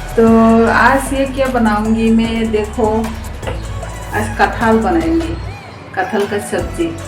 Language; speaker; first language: Hindi; non-native, local second language; Bangla